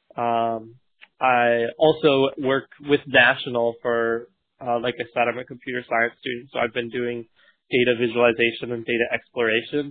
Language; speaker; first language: English; native; English